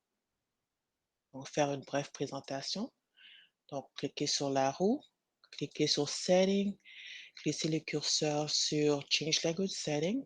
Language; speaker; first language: French; native; French